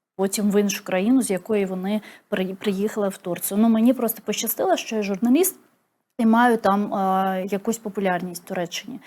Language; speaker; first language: Ukrainian; non-native, local second language; Crimean Tatar